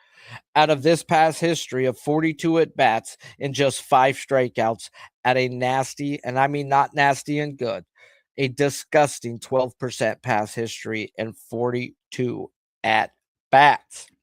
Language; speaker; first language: English; native; English